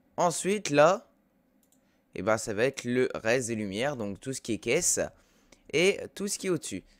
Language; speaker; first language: French; native; French